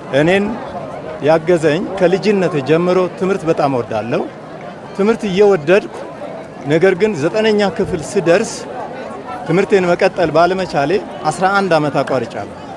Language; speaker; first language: Amharic; non-native, local second language; Wolaytta